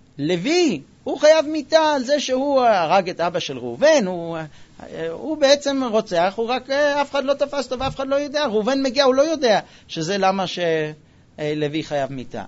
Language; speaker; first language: Hebrew; non-native, fluent; English